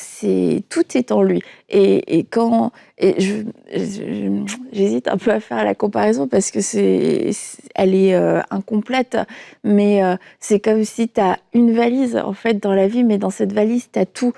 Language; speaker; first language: French; native; French